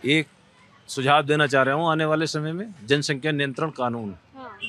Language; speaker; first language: Hindi; native; Hindi